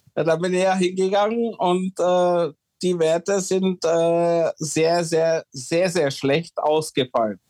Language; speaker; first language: German; early bilingual, other home language; Czech